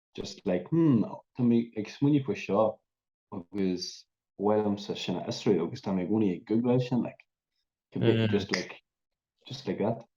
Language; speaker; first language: Irish; non-native, local second language; English